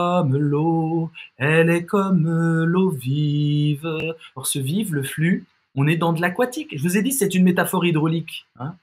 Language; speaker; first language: French; native; French